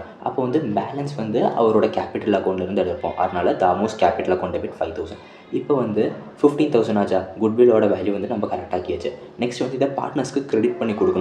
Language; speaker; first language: Tamil; native; Tamil